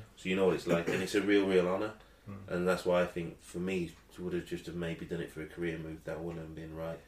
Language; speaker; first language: English; early bilingual, other home language; Yoruba